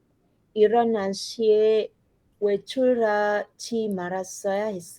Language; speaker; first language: Korean; non-native, learner; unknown